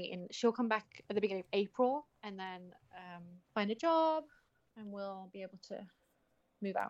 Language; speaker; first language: English; native; English